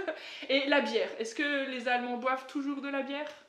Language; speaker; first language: French; native; French